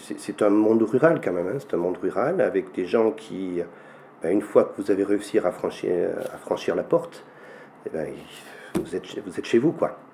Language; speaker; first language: French; native; French